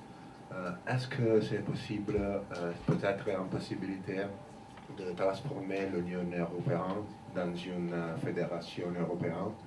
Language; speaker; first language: French; non-native, learner; Italian